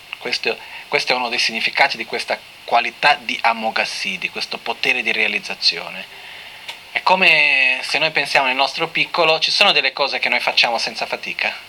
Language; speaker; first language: Italian; non-native, fluent; Portuguese